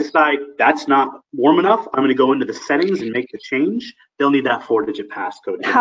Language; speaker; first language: English; native; English